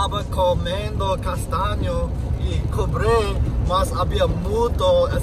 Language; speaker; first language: Portuguese; non-native, learner; English